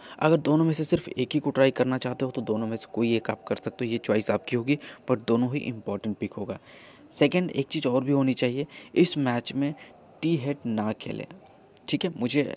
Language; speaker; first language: Hindi; native; Hindi